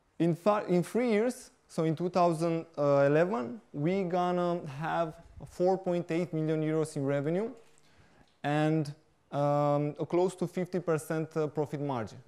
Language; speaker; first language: English; non-native, fluent; Romanian